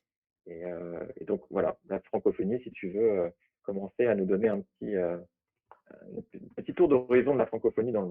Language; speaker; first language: French; native; French